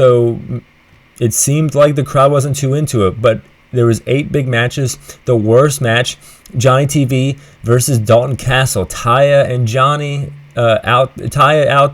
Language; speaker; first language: English; native; English